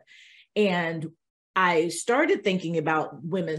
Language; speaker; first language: English; native; English